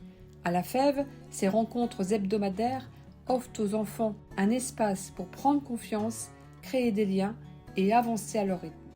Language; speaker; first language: French; native; French